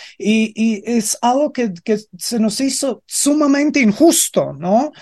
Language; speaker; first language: Spanish; non-native, fluent; Latvian